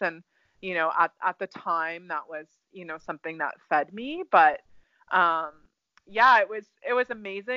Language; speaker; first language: English; native; English